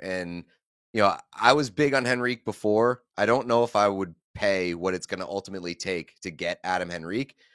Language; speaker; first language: English; native; English